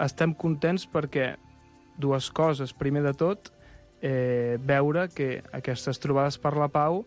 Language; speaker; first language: Catalan; native; Catalan